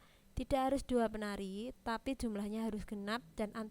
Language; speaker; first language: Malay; non-native, local second language; Javanese